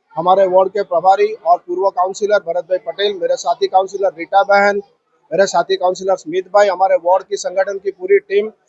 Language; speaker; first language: Hindi; non-native, local second language; Gujarati